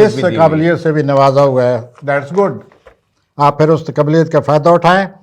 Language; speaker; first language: Urdu; native; Urdu